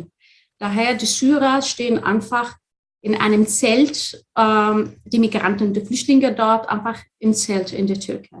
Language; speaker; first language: German; non-native, fluent; Arabic